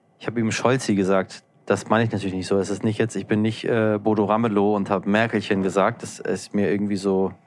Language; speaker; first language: German; early bilingual, other home language; Persian